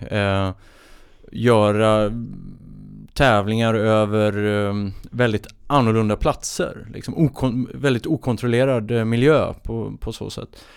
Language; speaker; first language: Swedish; native; Swedish